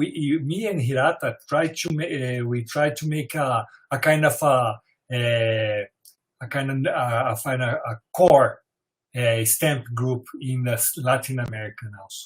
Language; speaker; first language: English; non-native, fluent; Portuguese